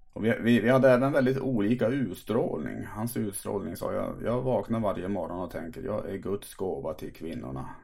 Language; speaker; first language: Swedish; native; Swedish